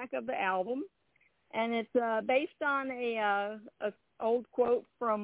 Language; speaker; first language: English; native; English